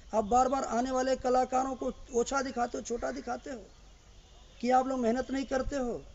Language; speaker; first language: Hindi; native; Hindi